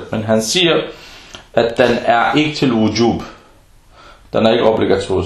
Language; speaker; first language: Danish; early bilingual, other home language; Arabic